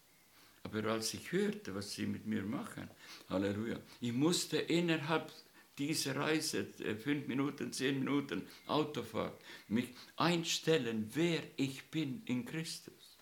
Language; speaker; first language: German; non-native, fluent; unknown